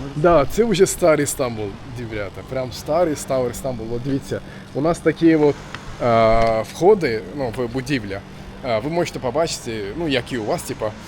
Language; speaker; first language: Ukrainian; native; Ukrainian